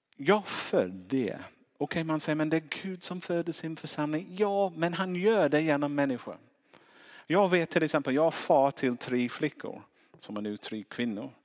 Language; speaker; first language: Swedish; non-native, fluent; English